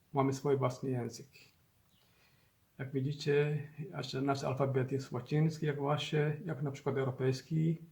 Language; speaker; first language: Polish; non-native, learner; Somali